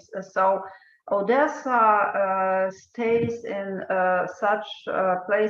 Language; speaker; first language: English; non-native, fluent; Ukrainian